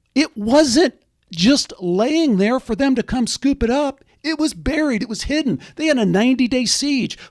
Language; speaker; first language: English; native; English